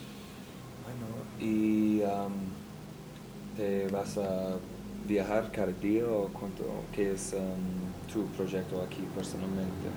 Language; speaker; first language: Spanish; non-native, learner; English